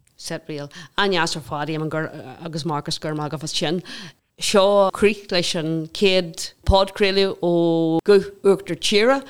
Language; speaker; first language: Irish; non-native, local second language; English